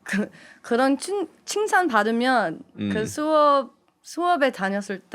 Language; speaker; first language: Korean; early bilingual, heritage; English